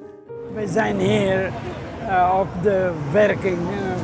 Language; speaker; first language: Dutch; non-native, learner; Hebrew